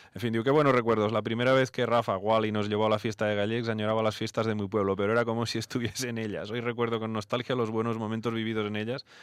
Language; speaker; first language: Spanish; non-native, local second language; Catalan